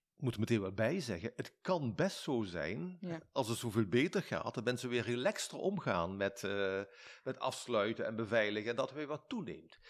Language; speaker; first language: Dutch; native; Dutch